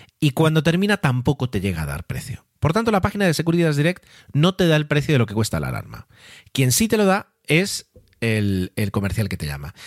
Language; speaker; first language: Spanish; native; Spanish